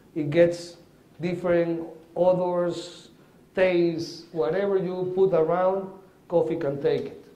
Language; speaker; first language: English; non-native, fluent; Spanish